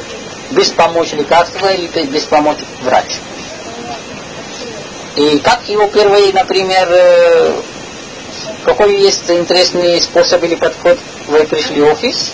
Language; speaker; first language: Russian; non-native, learner; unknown